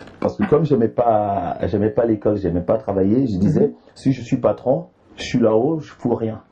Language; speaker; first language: French; early bilingual, other home language; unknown